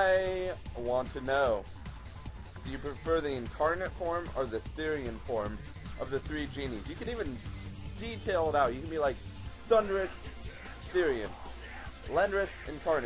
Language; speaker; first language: English; native; English